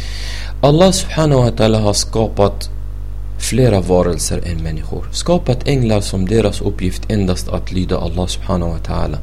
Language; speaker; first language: Swedish; non-native, fluent; Arabic